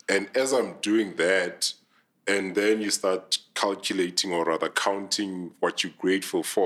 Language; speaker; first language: English; non-native, local second language; Southern Sotho